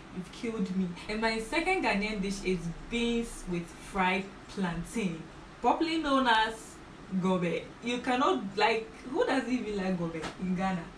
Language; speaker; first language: English; non-native, local second language; Akan